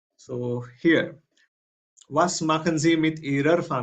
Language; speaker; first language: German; non-native, fluent; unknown